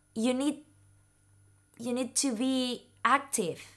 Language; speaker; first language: English; non-native, fluent; Spanish